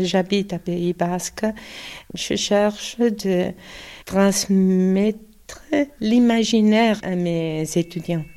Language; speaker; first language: French; non-native, learner; Spanish